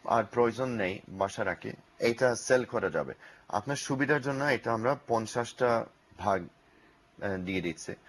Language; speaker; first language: Bangla; non-native, learner; English